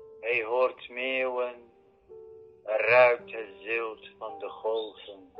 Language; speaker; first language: Dutch; non-native, fluent; Arabic